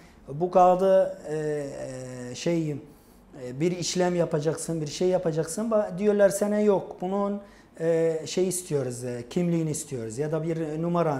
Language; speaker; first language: Turkish; non-native, fluent; Arabic